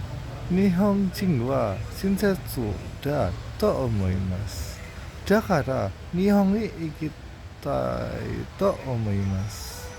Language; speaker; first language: Japanese; non-native, learner; Indonesian